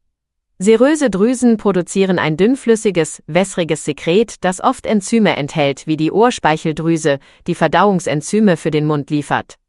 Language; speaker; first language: German; native; German